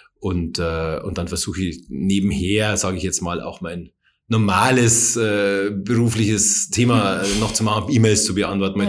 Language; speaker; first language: German; native; German